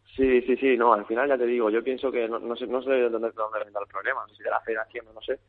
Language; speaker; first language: Spanish; native; Spanish